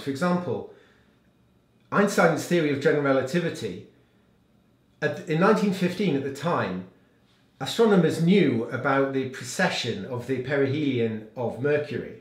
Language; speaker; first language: English; native; English